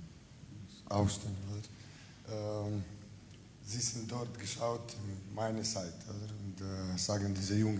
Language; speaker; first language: German; non-native, learner; Croatian